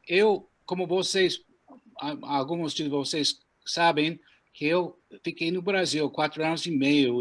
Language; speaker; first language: Portuguese; non-native, fluent; English